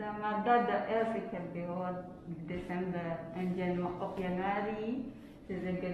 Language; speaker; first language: Dutch; non-native, learner; Filipino